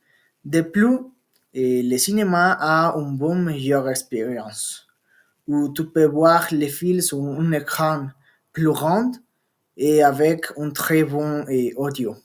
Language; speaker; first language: French; non-native, learner; Spanish